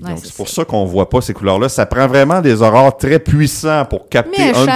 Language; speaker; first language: French; native; French